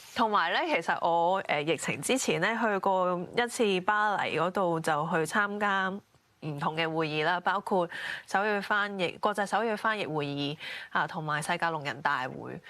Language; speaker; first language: Cantonese; non-native, local second language; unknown